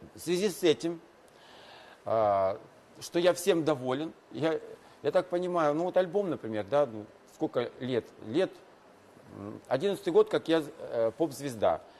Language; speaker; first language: Russian; native; Russian